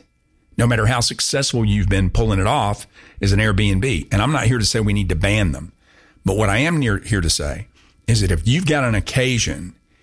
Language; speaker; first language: English; native; English